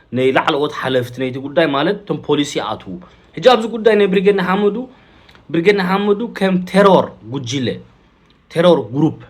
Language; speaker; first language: Tigrinya; early bilingual, heritage; Tigrinya